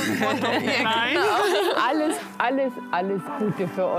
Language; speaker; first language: German; native; German